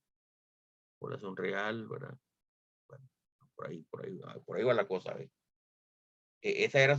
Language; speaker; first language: Spanish; native; Spanish